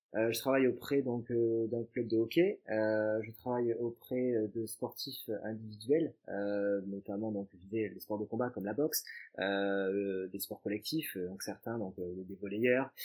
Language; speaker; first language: French; native; French